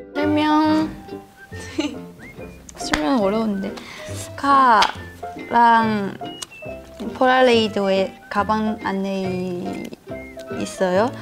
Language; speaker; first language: Korean; non-native, fluent; Chinese